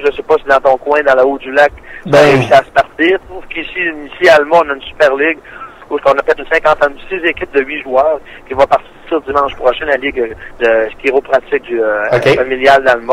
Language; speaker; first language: French; native; French